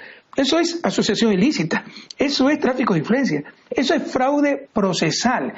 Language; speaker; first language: Spanish; native; Spanish